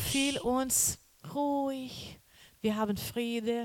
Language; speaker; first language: German; non-native, learner; Portuguese